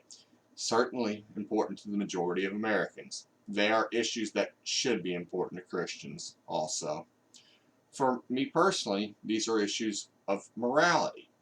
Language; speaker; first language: English; native; English